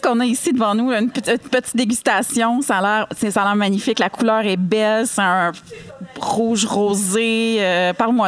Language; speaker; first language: French; native; French